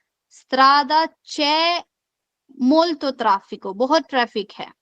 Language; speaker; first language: Italian; non-native, fluent; Urdu